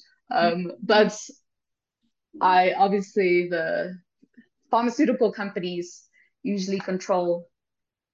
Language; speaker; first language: English; native; English